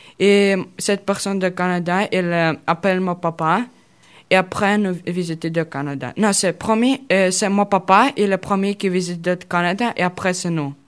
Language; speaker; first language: French; non-native, learner; Russian